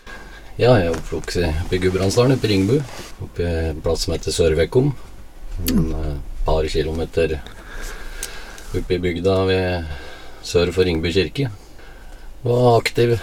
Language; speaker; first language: Norwegian; native; Norwegian